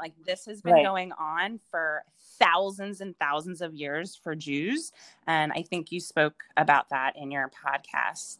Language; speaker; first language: English; native; English